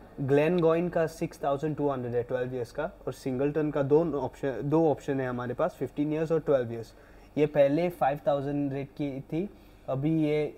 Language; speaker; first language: Hindi; non-native, local second language; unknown